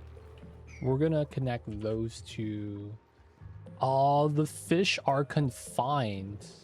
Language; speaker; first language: English; native; English